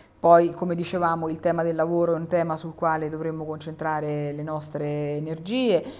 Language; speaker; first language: Italian; native; Italian